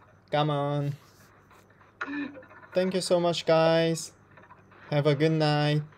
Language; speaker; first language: English; non-native, fluent; Korean